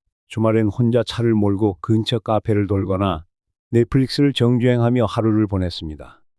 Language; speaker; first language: Korean; native; Korean